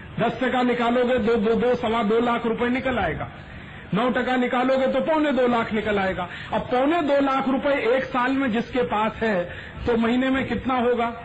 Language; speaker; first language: Hindi; native; Hindi